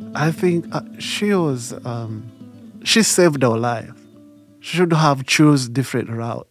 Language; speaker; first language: English; non-native, local second language; Kinyarwanda